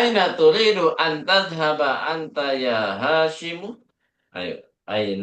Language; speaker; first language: Arabic; non-native, fluent; Indonesian